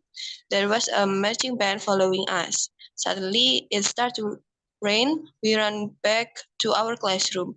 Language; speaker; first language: English; non-native, learner; Indonesian